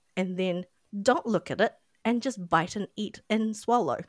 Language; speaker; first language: English; non-native, local second language; Filipino